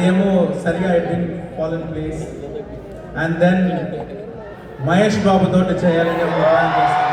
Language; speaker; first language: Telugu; non-native, local second language; Tamil